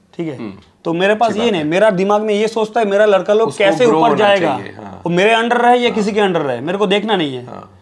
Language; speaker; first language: Hindi; non-native, local second language; Bangla